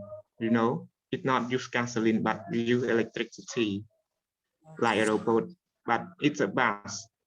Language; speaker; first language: English; non-native, learner; Khmer